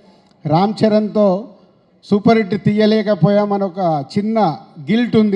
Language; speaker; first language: Telugu; native; Telugu